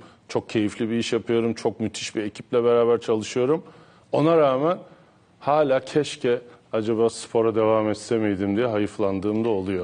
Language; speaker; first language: Turkish; native; Turkish